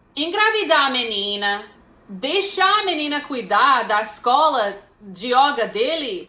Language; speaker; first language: Portuguese; non-native, fluent; English